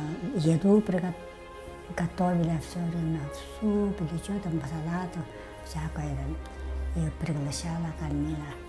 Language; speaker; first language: Russian; non-native, local second language; Tuvinian